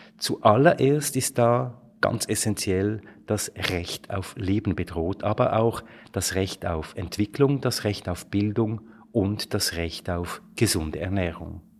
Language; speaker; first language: German; native; German